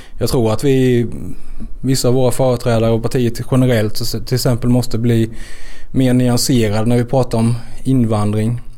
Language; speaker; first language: Swedish; native; Swedish